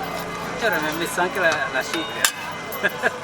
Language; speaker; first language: Italian; native; Italian